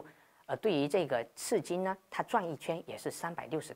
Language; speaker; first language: Chinese; native; Chinese